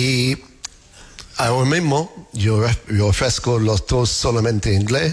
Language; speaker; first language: Spanish; non-native, fluent; English